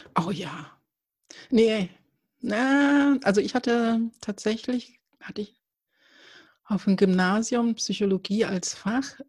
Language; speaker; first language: German; early bilingual, other home language; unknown